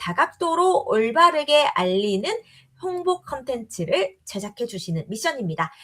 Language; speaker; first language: Korean; native; Korean